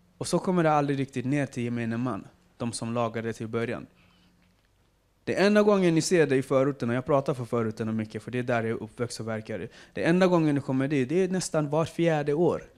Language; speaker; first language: Swedish; non-native, fluent; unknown